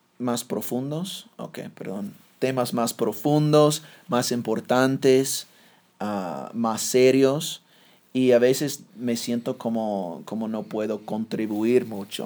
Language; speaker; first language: Spanish; non-native, fluent; English